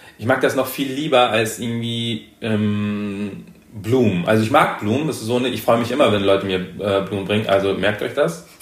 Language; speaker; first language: German; early bilingual, other home language; Persian